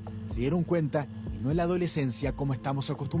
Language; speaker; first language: Spanish; native; Spanish